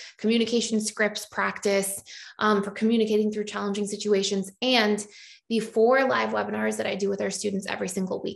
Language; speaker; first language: English; native; English